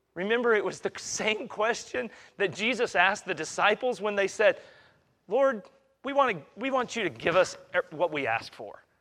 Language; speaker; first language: English; native; English